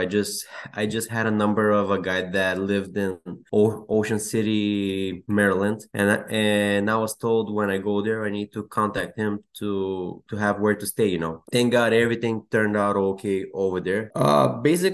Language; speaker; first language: English; non-native, fluent; Bulgarian